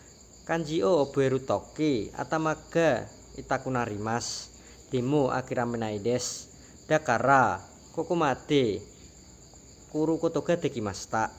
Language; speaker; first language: Japanese; non-native, learner; Indonesian